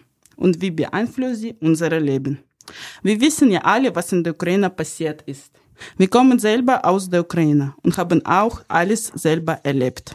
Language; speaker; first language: German; non-native, fluent; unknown